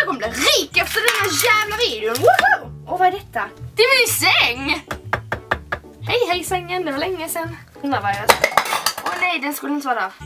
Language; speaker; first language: Swedish; native; Swedish